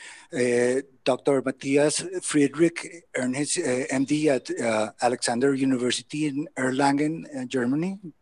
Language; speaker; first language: English; non-native, fluent; Spanish